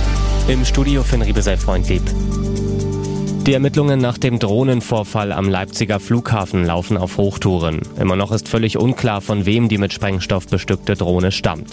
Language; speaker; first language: German; native; German